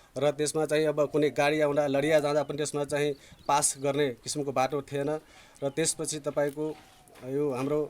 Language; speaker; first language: Nepali; non-native, local second language; Dangaura Tharu